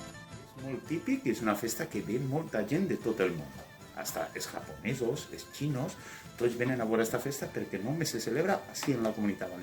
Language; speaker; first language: Catalan; native; Catalan